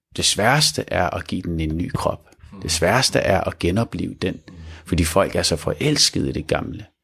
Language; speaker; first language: Danish; early bilingual, other home language; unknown